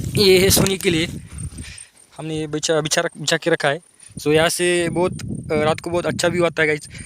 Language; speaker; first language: Hindi; non-native, local second language; Marathi